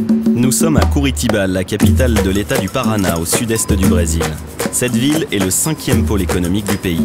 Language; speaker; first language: French; native; French